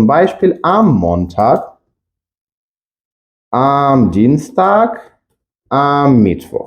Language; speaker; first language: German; non-native, fluent; Ukrainian